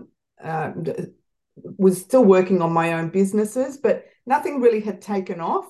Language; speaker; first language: English; native; English